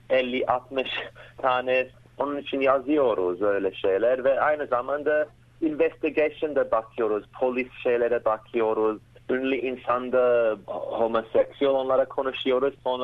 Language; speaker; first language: Turkish; early bilingual, heritage; Turkish